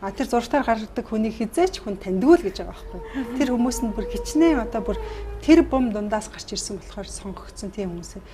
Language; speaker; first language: Mongolian; native; Mongolian